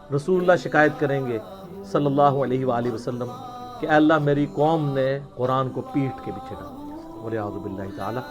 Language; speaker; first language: Urdu; native; Urdu